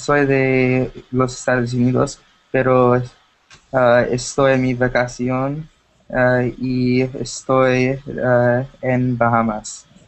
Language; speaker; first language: Spanish; non-native, learner; English